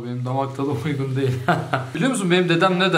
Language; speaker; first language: Turkish; native; Turkish